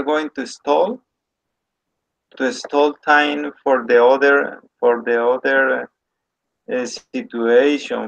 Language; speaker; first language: English; non-native, learner; Spanish